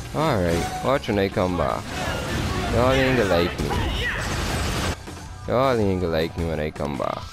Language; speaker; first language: English; native; English